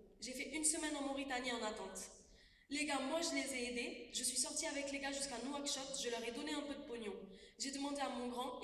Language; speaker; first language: French; non-native, local second language; Wolof